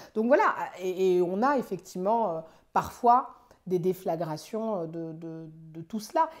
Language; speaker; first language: French; native; French